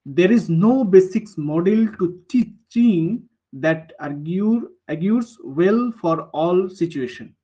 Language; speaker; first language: English; non-native, local second language; Bangla